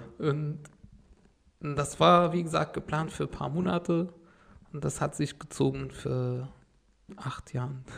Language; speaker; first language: German; non-native, fluent; Arabic